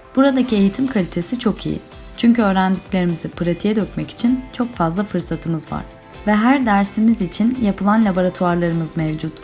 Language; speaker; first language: Turkish; non-native, fluent; Arabic